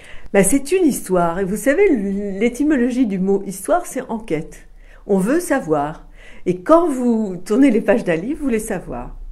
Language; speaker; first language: French; native; French